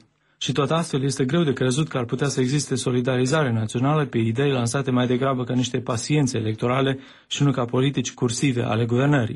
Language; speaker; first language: Romanian; native; Romanian